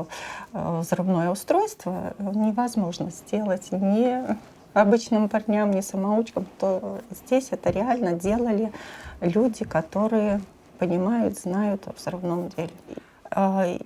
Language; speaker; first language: Russian; native; Russian